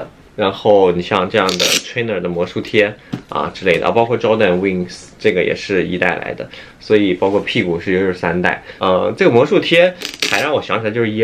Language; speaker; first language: Chinese; native; Chinese